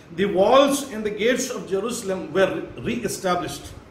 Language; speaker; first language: English; non-native, local second language; Marathi